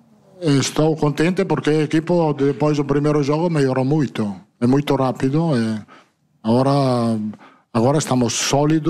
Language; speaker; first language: Portuguese; non-native, fluent; Italian